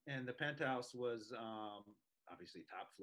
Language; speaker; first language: English; native; English